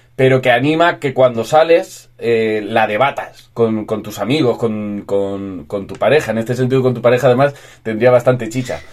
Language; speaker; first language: Spanish; native; Spanish